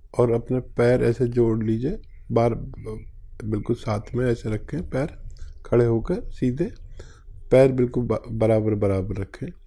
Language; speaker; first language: Hindi; native; Hindi